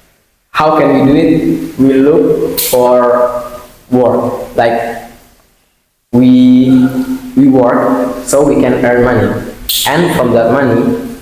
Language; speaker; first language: English; non-native, learner; Indonesian